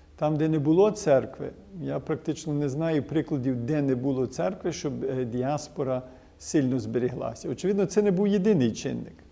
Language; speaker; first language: Ukrainian; early bilingual, heritage; Ukrainian